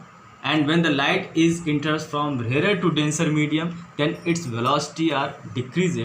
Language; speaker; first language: English; non-native, local second language; Hindi